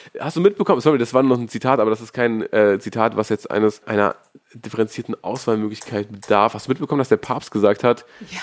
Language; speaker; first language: German; native; German